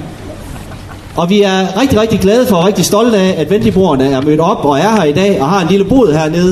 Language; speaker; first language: Danish; native; Danish